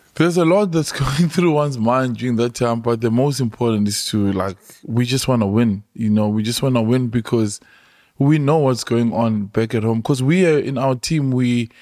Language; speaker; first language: English; non-native, local second language; Xhosa